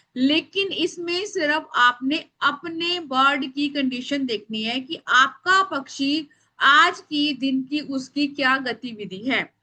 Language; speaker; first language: Hindi; native; Hindi